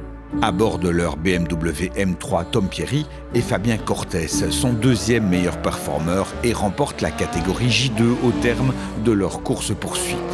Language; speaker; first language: French; native; French